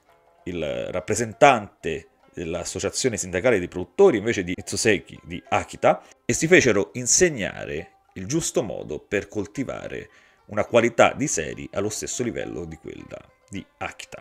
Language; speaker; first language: Italian; native; Italian